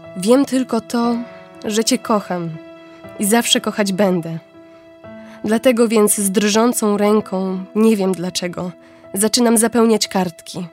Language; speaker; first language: Polish; native; Polish